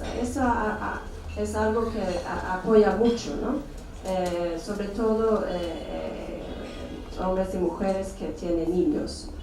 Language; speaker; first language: Spanish; non-native, fluent; Swedish